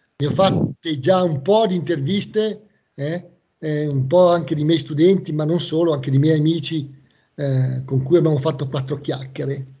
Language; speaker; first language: Italian; native; Italian